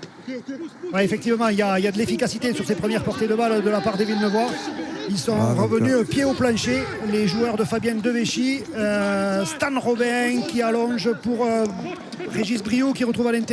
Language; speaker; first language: French; native; French